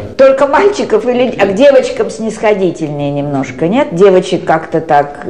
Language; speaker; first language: Russian; native; Russian